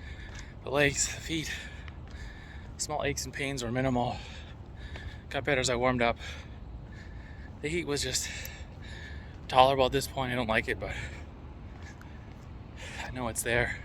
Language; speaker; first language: English; native; English